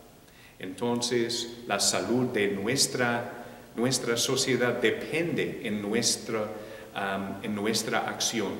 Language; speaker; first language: Spanish; non-native, fluent; English